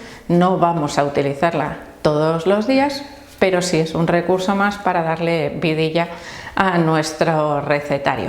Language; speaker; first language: Spanish; native; Spanish